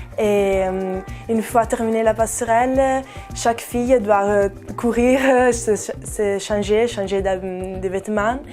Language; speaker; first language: French; non-native, local second language; Italian